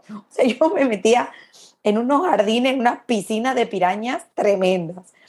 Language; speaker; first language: Spanish; native; Spanish